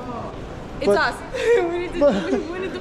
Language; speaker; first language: English; non-native, fluent; Greek